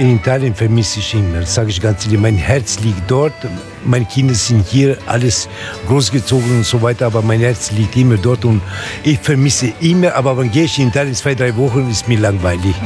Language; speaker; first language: German; non-native, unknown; Italian